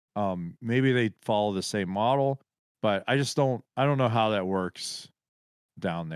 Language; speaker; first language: English; native; English